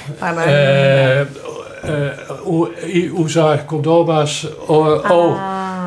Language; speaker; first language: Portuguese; non-native, learner; Dutch